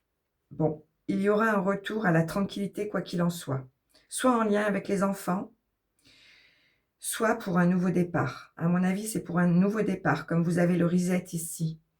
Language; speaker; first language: French; native; French